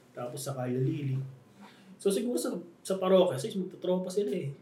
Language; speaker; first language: Filipino; native; Filipino